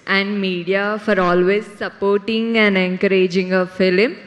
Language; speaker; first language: English; non-native, local second language; Telugu